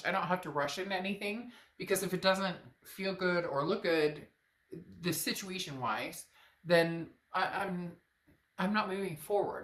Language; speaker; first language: English; native; English